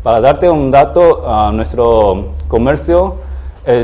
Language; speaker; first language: Spanish; non-native, fluent; Chinese